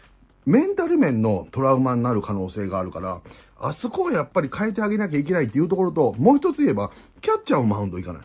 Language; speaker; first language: Japanese; native; Japanese